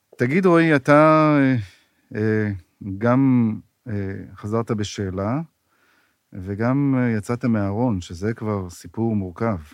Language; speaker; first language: Hebrew; native; Hebrew